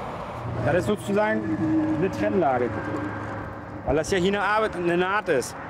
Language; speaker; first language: German; native; German